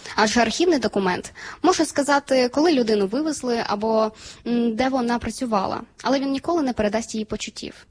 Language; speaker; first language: Ukrainian; native; Ukrainian